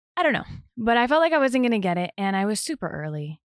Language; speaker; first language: English; native; English